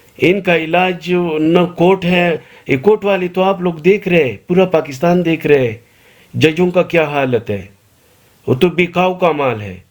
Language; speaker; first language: Urdu; non-native, local second language; Pashto